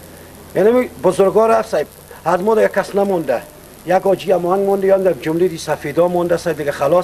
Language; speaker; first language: Persian; native; Persian